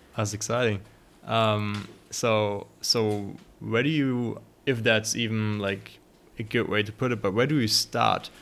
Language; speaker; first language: English; non-native, fluent; German